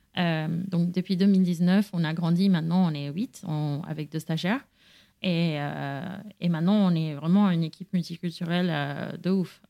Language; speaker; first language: French; non-native, fluent; Spanish